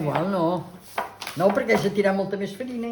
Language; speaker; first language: Catalan; native; Catalan